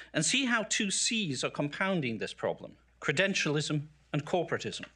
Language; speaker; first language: English; native; English